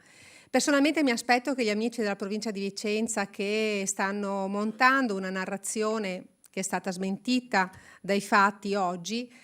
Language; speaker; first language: Italian; native; Italian